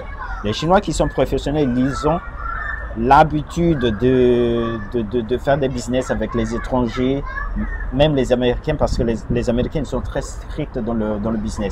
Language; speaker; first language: French; non-native, fluent; Chinese